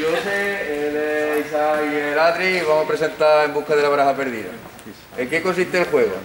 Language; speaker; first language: Spanish; native; Spanish